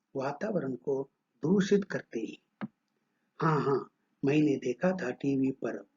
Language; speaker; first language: Hindi; non-native, local second language; Kannada